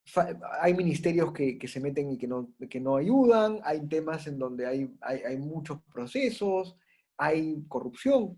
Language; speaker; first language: Spanish; native; Spanish